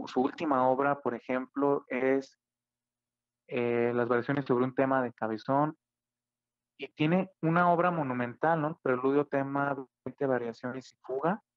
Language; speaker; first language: Spanish; native; Spanish